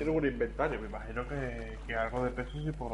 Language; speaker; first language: Spanish; native; Spanish